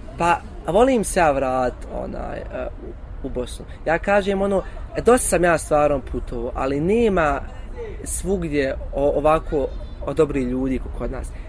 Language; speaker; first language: Bosnian; native; Bosnian